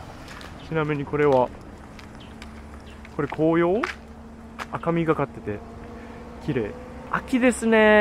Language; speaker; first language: Japanese; native; Japanese